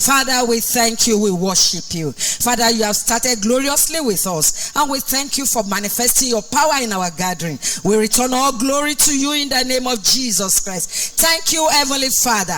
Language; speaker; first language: English; non-native, local second language; Yoruba